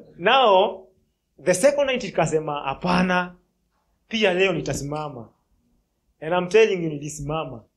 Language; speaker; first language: Swahili; non-native, local second language; Kikuyu